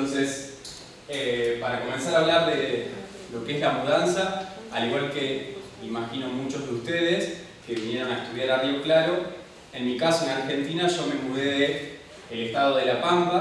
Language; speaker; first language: Spanish; native; Spanish